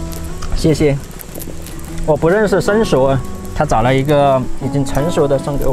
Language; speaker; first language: Vietnamese; non-native, fluent; Chinese